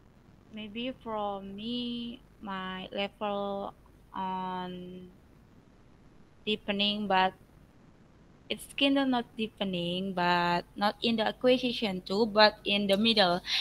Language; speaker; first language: English; non-native, learner; Indonesian